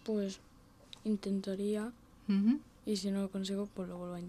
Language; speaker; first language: Catalan; non-native, local second language; Spanish